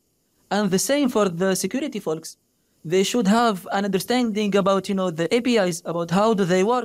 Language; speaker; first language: English; non-native, fluent; Arabic